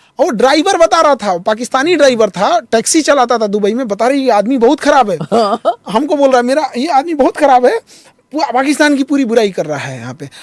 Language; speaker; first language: Hindi; native; Hindi